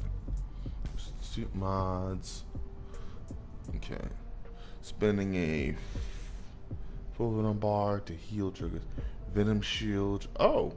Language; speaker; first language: English; native; English